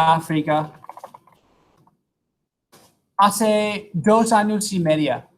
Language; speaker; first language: Spanish; non-native, fluent; English